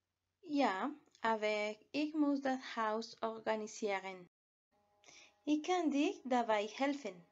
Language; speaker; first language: German; non-native, learner; Spanish